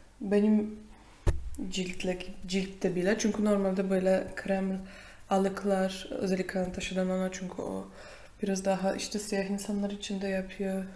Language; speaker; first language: Turkish; non-native, fluent; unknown